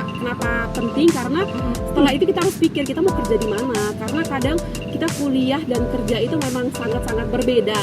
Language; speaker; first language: Indonesian; native; Indonesian